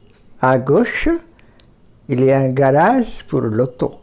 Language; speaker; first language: French; non-native, fluent; Bangla